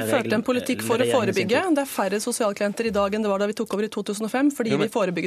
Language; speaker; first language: Norwegian; native; Norwegian